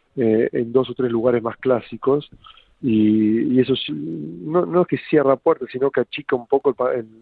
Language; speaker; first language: Spanish; native; Spanish